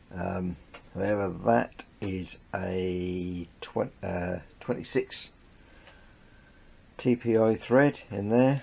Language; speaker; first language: English; native; English